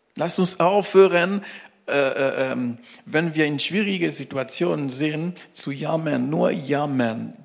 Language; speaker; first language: German; non-native, fluent; French